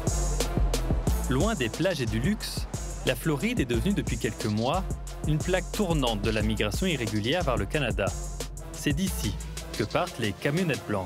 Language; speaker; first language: French; native; French